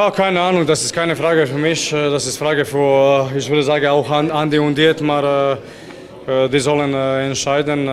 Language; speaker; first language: German; non-native, fluent; Croatian